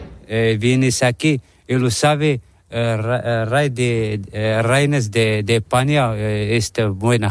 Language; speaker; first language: Spanish; non-native, learner; Arabic